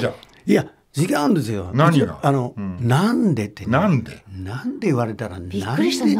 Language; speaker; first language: Japanese; native; Japanese